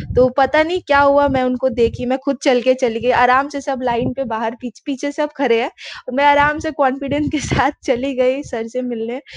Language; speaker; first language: Hindi; non-native, local second language; Bangla